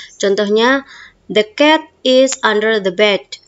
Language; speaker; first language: English; non-native, fluent; Indonesian